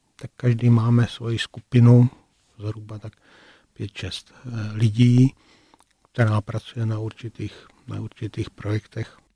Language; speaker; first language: Czech; native; Czech